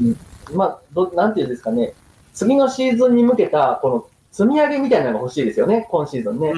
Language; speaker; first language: Japanese; native; Japanese